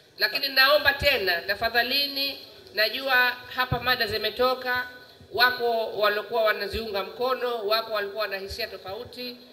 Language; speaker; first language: Swahili; native; Swahili